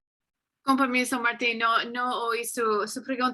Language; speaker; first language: Spanish; non-native, fluent; English